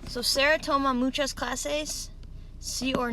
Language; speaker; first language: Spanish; non-native, learner; English